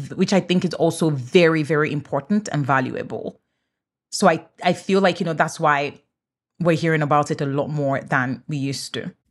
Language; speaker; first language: English; native; English